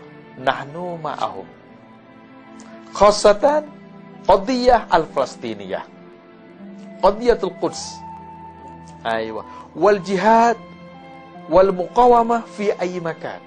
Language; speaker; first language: Arabic; non-native, learner; Malay